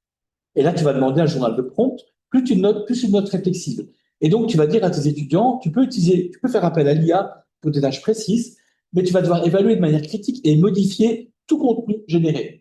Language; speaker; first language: French; native; French